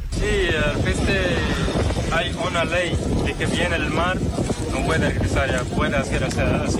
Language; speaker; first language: Spanish; non-native, learner; Arabic